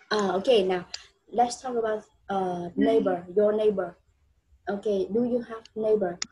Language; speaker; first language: English; non-native, fluent; Vietnamese